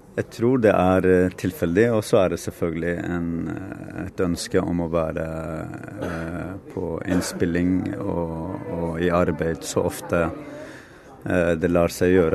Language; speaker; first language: Norwegian; non-native, fluent; Kurdish